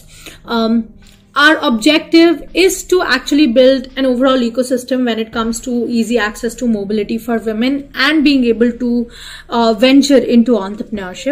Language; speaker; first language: English; non-native, local second language; Hindi